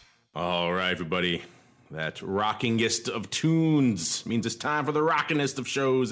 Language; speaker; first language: English; native; English